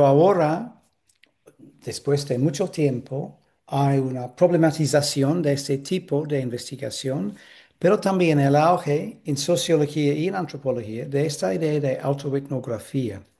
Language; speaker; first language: Spanish; non-native, fluent; English